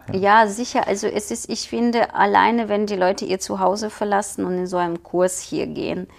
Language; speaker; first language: German; non-native, fluent; Ukrainian